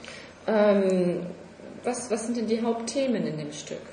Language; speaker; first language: German; native; German